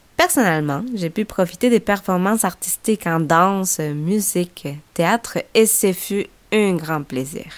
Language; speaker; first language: French; non-native, fluent; Spanish